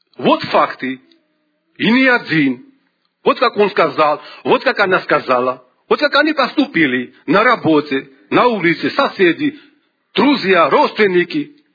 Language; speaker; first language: Russian; non-native, local second language; Georgian